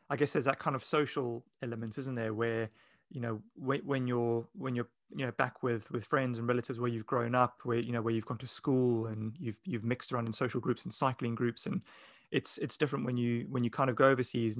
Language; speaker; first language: English; native; English